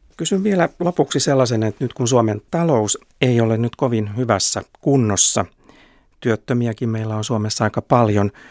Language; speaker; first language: Finnish; native; Finnish